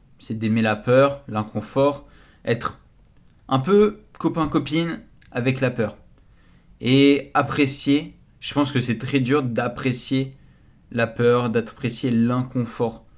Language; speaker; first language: French; native; French